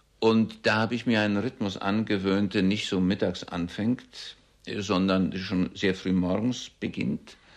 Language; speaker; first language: German; early bilingual, heritage; German